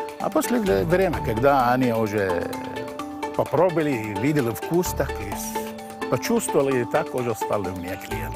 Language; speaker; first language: Ukrainian; non-native, learner; Arabic